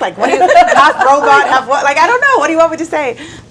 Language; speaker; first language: English; native; English